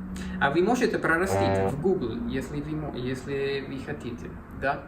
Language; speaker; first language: Russian; non-native, learner; Spanish